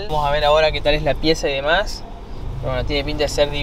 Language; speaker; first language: Spanish; native; Spanish